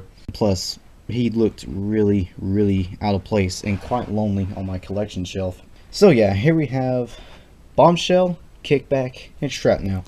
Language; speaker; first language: English; native; English